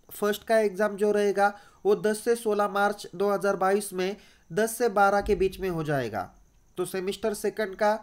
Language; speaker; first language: Hindi; non-native, local second language; Marathi